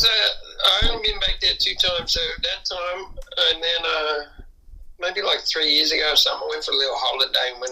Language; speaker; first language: English; native; English